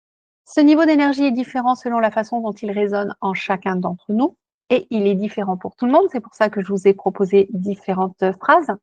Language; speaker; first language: French; native; French